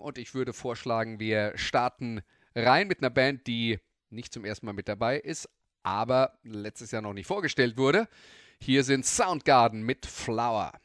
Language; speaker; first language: German; native; German